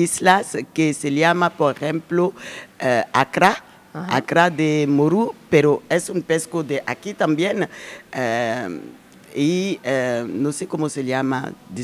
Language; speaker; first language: Spanish; non-native, learner; French